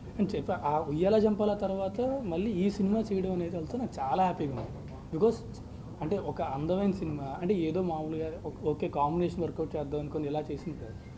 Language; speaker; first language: Telugu; native; Telugu